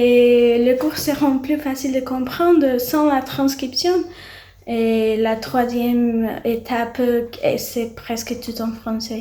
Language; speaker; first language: French; non-native, learner; Portuguese